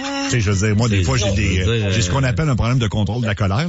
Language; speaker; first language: French; native; French